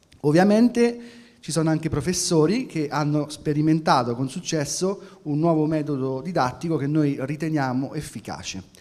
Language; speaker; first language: Italian; native; Italian